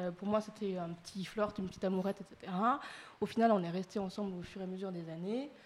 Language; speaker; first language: French; early bilingual, other home language; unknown